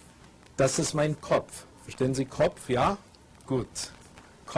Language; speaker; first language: German; non-native, fluent; English